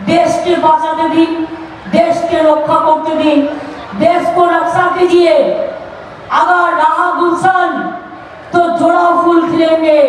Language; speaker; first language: Hindi; non-native, local second language; Bangla